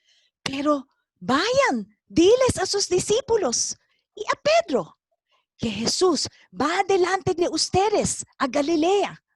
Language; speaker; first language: Spanish; non-native, fluent; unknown